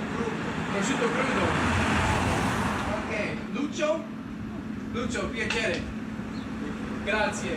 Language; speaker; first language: Italian; non-native, learner; English